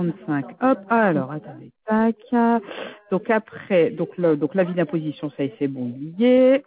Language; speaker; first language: French; native; French